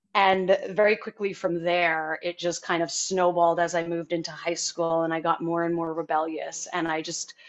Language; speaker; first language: English; native; English